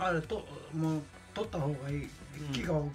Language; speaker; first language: Japanese; native; Japanese